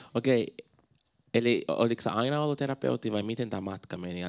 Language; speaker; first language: Finnish; non-native, fluent; Portuguese